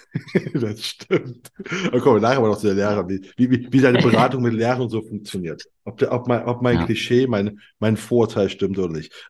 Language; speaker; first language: German; native; German